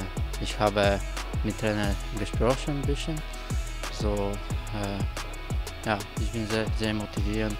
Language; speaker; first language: German; non-native, learner; Polish